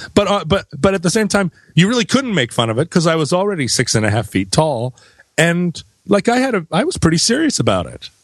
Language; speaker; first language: English; native; English